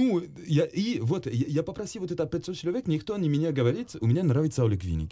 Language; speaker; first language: Russian; non-native, learner; French